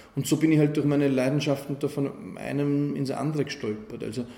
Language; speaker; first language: German; native; German